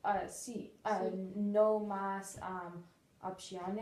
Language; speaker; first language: Spanish; non-native, learner; English